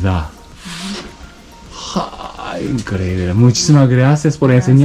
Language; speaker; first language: Spanish; non-native, learner; Japanese